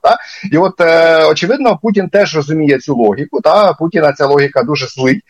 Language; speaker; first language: Ukrainian; native; Ukrainian